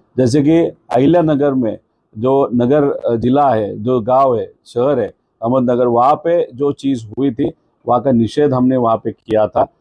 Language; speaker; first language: Hindi; non-native, local second language; Marathi